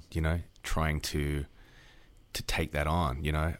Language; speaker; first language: English; native; English